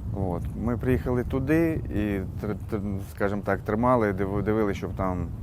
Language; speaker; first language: Ukrainian; native; Ukrainian